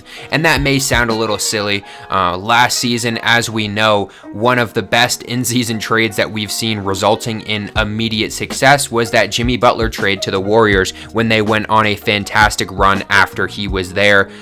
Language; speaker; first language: English; native; English